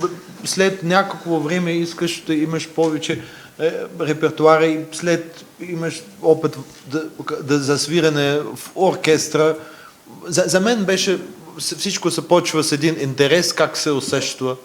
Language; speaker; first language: Bulgarian; non-native, fluent; Russian